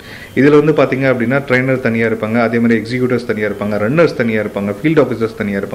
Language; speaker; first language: Tamil; native; Tamil